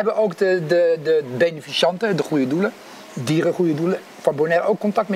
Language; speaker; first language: Dutch; native; Dutch